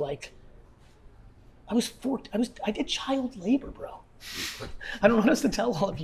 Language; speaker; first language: English; early bilingual, other home language; Russian